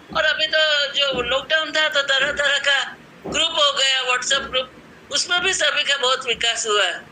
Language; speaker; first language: Hindi; non-native, local second language; Gujarati